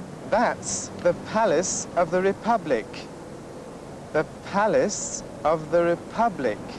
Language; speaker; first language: English; non-native, fluent; German